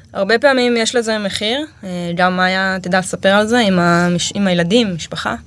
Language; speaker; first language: Hebrew; native; Hebrew